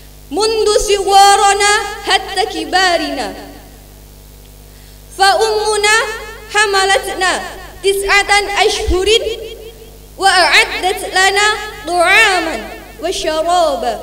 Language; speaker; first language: Arabic; non-native, learner; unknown